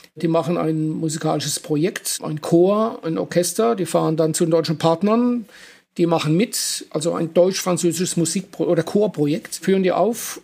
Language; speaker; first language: German; native; German